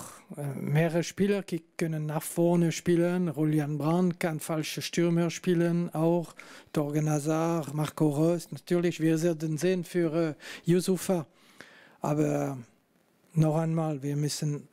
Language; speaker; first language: German; non-native, local second language; French